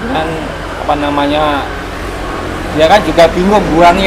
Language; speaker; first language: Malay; non-native, local second language; Javanese